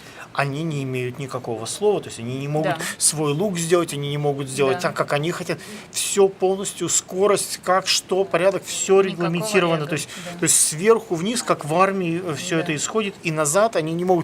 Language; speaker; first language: Russian; native; Russian